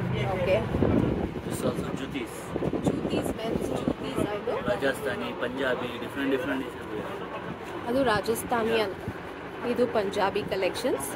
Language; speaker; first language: Kannada; native; Kannada